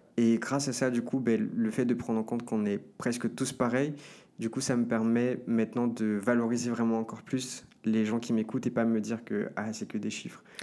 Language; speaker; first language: French; non-native, fluent; Portuguese